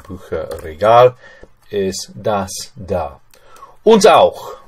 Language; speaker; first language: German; non-native, fluent; English